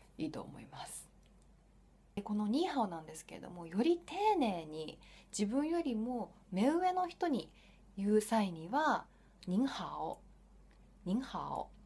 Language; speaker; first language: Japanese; native; Japanese